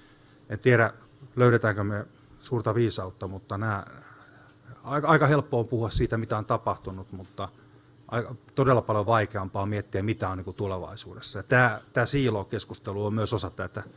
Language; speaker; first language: Finnish; native; Finnish